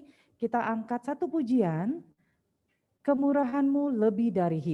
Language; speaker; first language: Indonesian; native; Indonesian